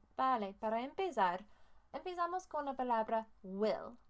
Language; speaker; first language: Spanish; non-native, learner; English